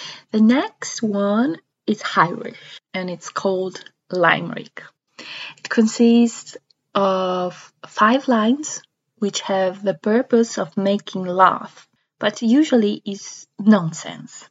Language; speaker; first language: English; non-native, fluent; Italian